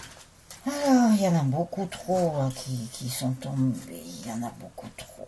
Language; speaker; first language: French; native; French